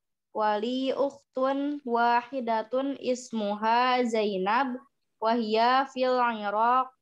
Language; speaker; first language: Arabic; non-native, learner; Indonesian